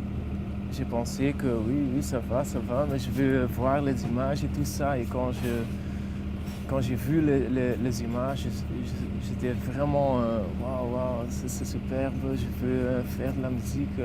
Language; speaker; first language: French; non-native, fluent; English